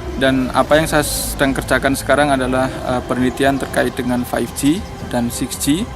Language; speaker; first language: Indonesian; non-native, local second language; Javanese